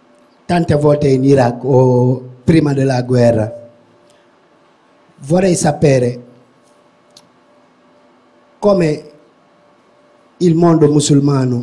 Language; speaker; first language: Italian; non-native, fluent; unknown